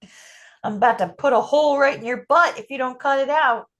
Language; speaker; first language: English; native; English